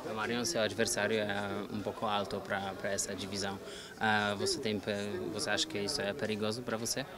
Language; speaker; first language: Portuguese; non-native, fluent; Polish